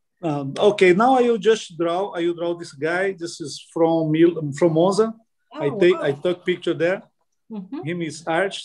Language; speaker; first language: English; non-native, learner; Portuguese